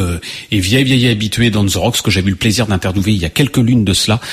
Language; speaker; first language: French; native; French